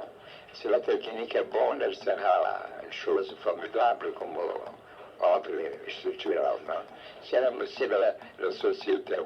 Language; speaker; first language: French; non-native, fluent; Portuguese